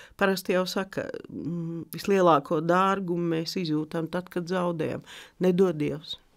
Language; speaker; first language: Latvian; native; Latvian